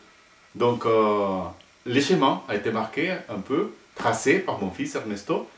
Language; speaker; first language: French; non-native, fluent; Spanish